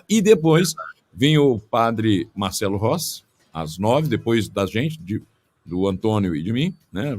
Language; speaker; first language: Portuguese; native; Portuguese